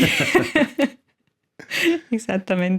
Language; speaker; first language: Spanish; non-native, fluent; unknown